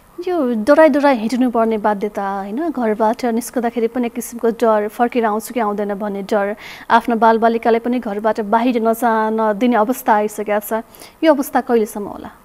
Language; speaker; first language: Nepali; native; Nepali